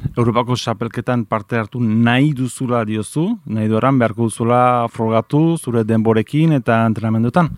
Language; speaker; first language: Basque; native; Basque